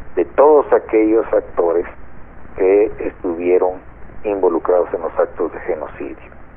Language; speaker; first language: Spanish; native; Spanish